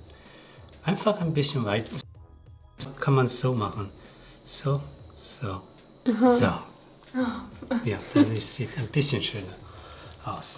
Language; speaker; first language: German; non-native, learner; Tibetan